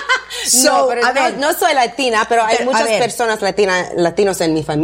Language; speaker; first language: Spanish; non-native, learner; English